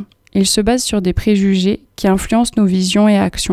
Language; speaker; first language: French; native; French